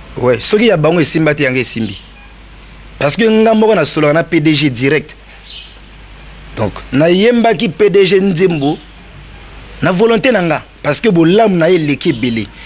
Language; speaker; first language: Lingala; native; Lingala